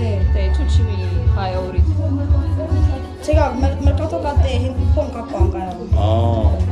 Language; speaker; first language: Korean; non-native, fluent; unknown